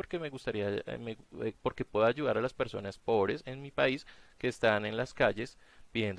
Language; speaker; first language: Spanish; native; Spanish